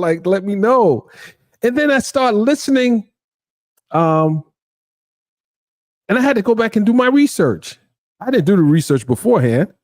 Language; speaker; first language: English; native; English